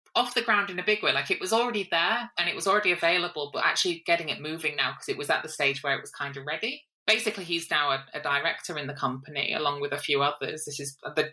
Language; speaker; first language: English; native; English